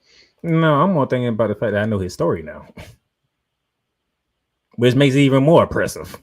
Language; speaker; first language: English; native; English